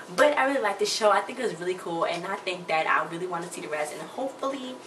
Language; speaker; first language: English; native; English